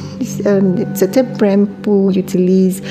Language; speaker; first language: French; non-native, learner; English